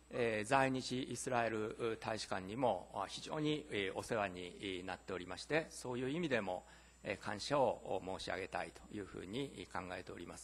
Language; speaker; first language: Japanese; native; Japanese